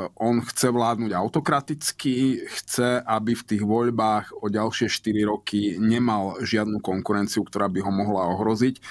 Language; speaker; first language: Slovak; non-native, local second language; Hungarian